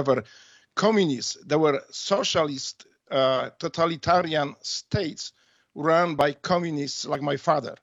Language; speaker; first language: English; non-native, fluent; Polish